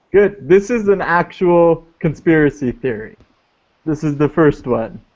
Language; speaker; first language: English; non-native, learner; Turkish